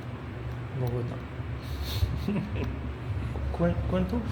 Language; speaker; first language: Spanish; non-native, learner; French